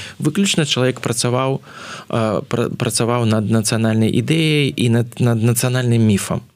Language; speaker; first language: Belarusian; non-native, local second language; Russian